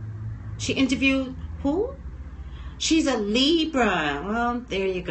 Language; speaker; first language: English; native; English